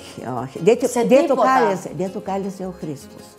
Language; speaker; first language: Greek; non-native, learner; Bulgarian